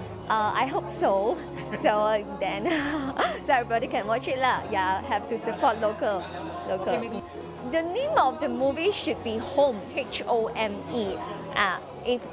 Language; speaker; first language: English; non-native, local second language; Chinese